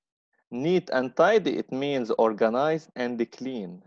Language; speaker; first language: English; non-native, fluent; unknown